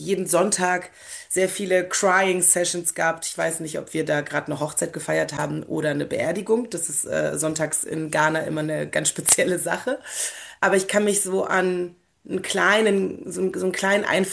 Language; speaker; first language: German; early bilingual, other home language; Polish